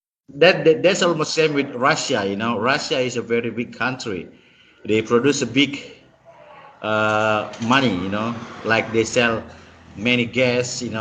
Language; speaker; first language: English; non-native, learner; Indonesian